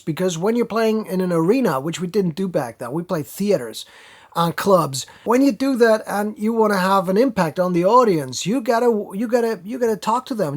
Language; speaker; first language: English; non-native, fluent; German